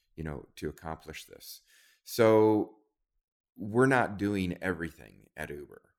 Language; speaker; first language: English; native; English